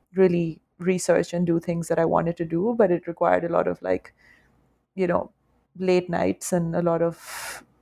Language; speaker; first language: English; non-native, local second language; Urdu